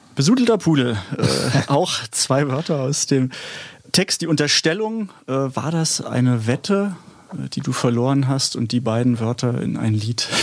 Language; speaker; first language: German; native; German